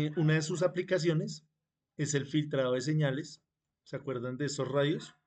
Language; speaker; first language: Spanish; native; Spanish